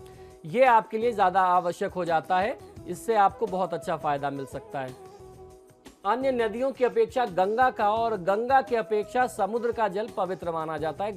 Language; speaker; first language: Hindi; native; Hindi